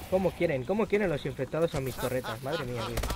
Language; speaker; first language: Spanish; native; Spanish